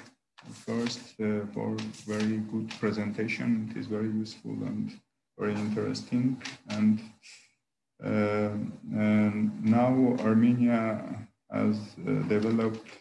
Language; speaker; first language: English; non-native, learner; Armenian